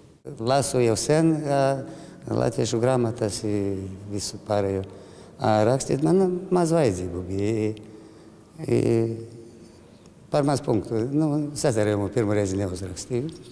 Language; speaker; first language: Latvian; non-native, learner; Romanian